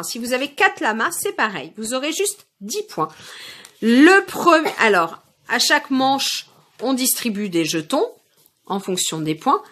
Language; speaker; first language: French; native; French